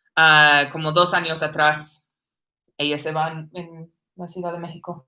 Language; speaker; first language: Spanish; non-native, learner; English